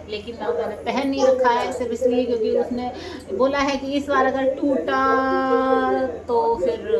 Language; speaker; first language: Hindi; native; Hindi